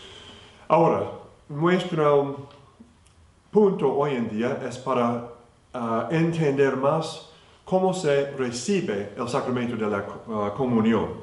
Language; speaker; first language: Spanish; non-native, fluent; English